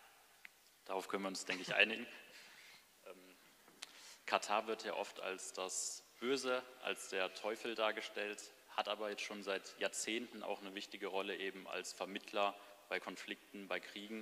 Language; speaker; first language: German; native; German